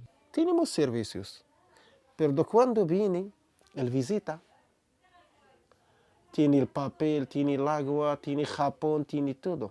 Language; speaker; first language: Spanish; non-native, learner; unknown